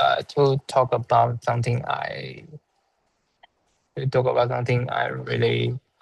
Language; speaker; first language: English; non-native, learner; Chinese